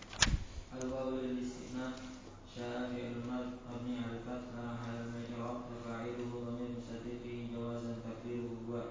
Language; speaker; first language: Arabic; non-native, learner; Indonesian